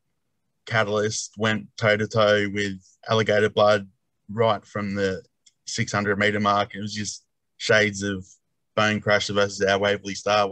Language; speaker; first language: English; native; English